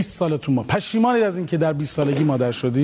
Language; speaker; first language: Persian; native; Persian